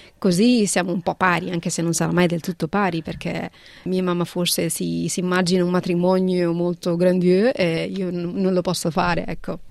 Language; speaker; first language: Italian; early bilingual, other home language; Punjabi